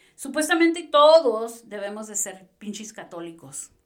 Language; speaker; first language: Spanish; early bilingual, heritage; Spanish